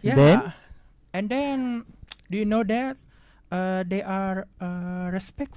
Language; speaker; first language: English; non-native, learner; Indonesian